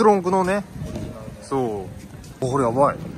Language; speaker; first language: Japanese; non-native, fluent; Korean